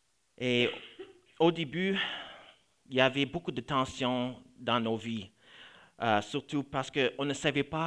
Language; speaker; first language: French; non-native, fluent; English